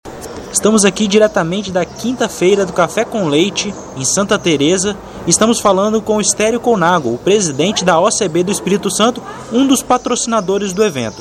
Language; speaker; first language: Portuguese; native; Portuguese